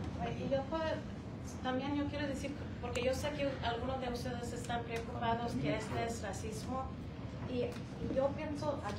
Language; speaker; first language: Spanish; early bilingual, heritage; Spanish